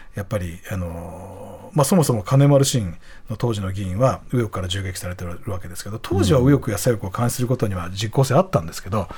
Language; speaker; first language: Japanese; native; Japanese